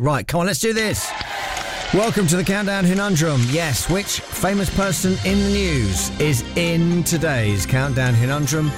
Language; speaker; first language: English; native; English